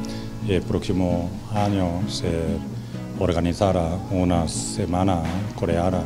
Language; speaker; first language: Spanish; non-native, learner; Korean